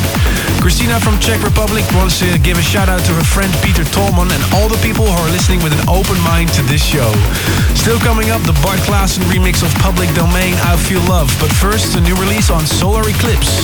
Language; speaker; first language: English; non-native, fluent; Dutch